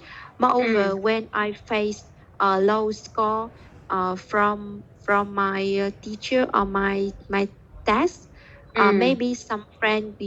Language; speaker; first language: English; non-native, learner; Vietnamese